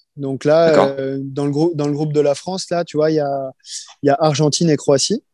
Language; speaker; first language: French; native; French